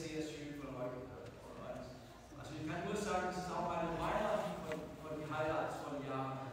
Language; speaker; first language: German; non-native, fluent; Danish